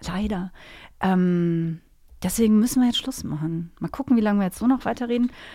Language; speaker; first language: German; native; German